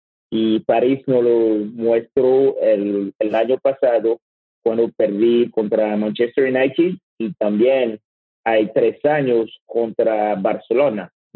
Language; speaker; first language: Spanish; non-native, learner; French